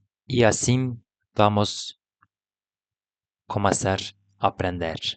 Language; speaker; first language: Portuguese; non-native, learner; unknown